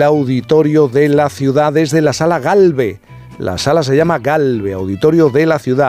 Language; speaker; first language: Spanish; native; Spanish